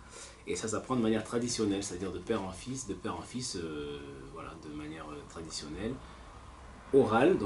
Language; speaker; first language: French; native; French